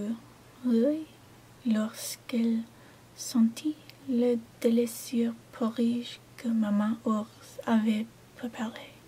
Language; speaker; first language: French; non-native, learner; English